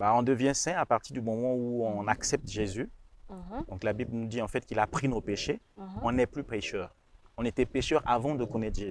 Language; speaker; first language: French; non-native, local second language; Rundi